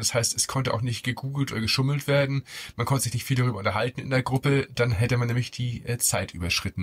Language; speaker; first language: German; native; German